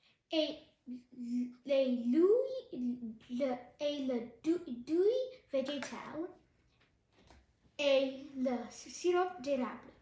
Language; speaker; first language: French; non-native, learner; Tamil